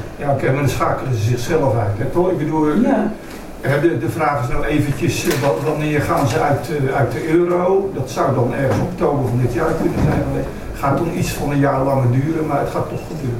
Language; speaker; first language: Dutch; native; Dutch